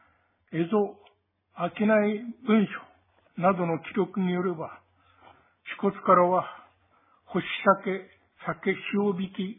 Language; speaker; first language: Japanese; native; Japanese